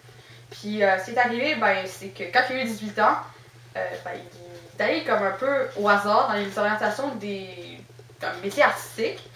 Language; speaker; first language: French; native; French